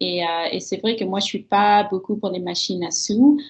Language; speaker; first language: French; early bilingual, heritage; French